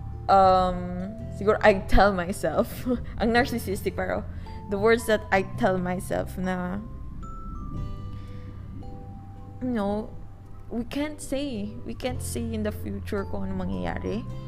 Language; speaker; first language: English; non-native, local second language; Filipino